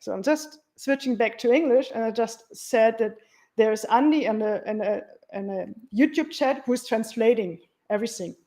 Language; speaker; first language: English; non-native, fluent; German